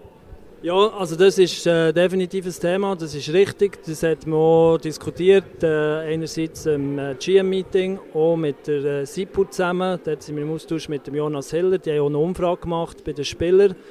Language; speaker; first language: German; native; German